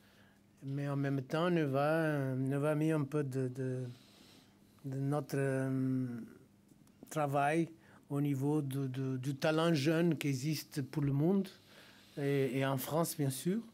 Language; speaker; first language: French; non-native, fluent; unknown